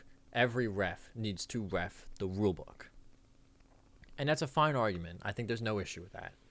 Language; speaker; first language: English; native; English